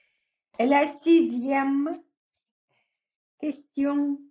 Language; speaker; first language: French; non-native, fluent; Russian